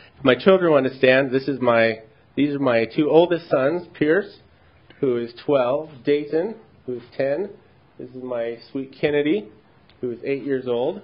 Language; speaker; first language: English; native; English